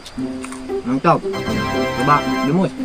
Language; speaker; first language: Indonesian; non-native, local second language; Sundanese